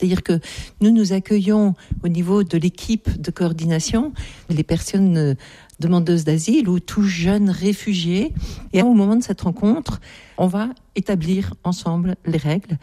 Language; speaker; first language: French; native; French